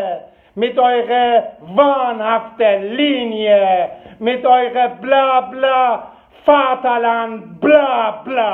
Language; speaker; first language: German; non-native, fluent; Persian